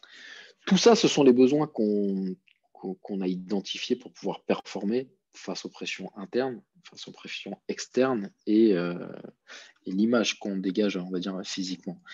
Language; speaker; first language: French; native; French